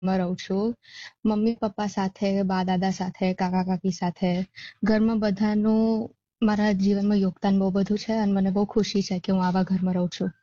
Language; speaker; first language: Gujarati; early bilingual, heritage; Gujarati